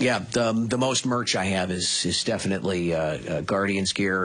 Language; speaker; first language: English; native; English